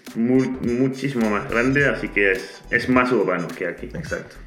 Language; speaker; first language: Spanish; non-native, fluent; Danish